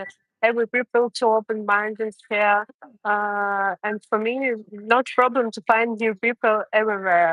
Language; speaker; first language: English; non-native, learner; Russian